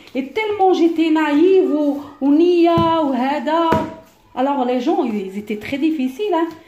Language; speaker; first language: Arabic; early bilingual, heritage; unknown